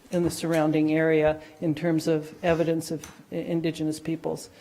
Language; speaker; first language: English; non-native, fluent; Dutch